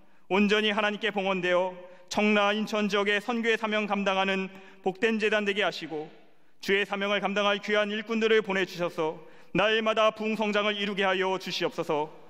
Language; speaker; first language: Korean; native; Korean